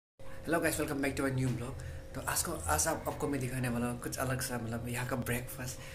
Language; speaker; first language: Hindi; non-native, local second language; Assamese